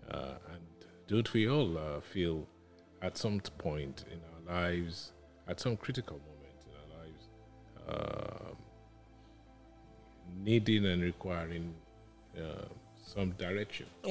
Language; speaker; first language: English; non-native, local second language; Yoruba